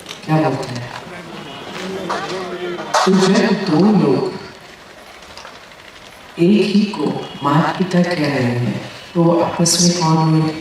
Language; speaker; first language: Hindi; native; Hindi